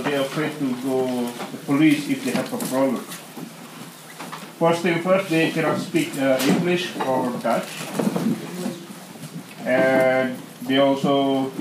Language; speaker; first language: English; non-native, learner; Indonesian